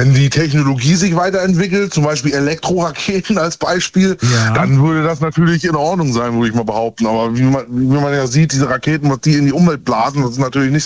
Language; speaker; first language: German; native; German